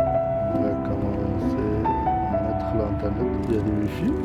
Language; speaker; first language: French; non-native, learner; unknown